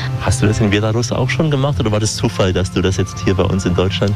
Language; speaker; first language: German; native; German